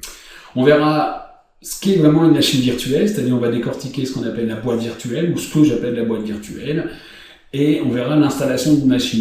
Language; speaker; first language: French; native; French